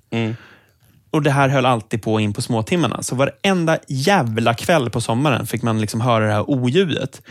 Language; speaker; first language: Swedish; native; Swedish